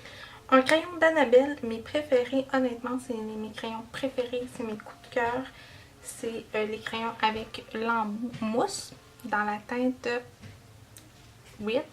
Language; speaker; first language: French; native; French